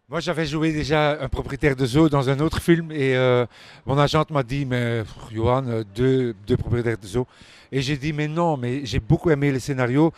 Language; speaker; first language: French; non-native, local second language; Dutch